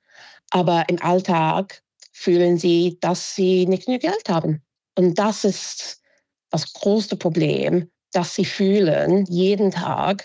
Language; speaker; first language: German; non-native, fluent; English